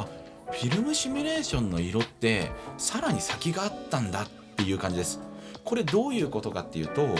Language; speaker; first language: Japanese; native; Japanese